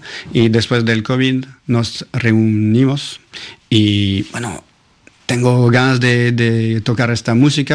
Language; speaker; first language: Spanish; non-native, fluent; French